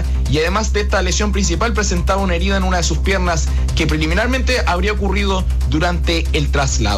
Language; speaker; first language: Spanish; native; Spanish